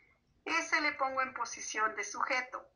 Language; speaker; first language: Spanish; native; Spanish